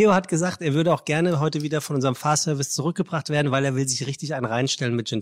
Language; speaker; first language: German; native; German